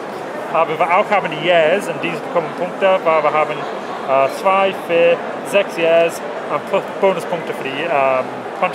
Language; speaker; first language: German; non-native, learner; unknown